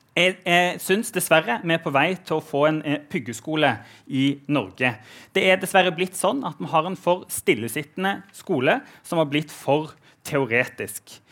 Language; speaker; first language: Norwegian; native; Norwegian